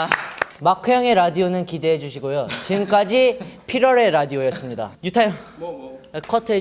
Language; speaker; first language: Korean; native; Korean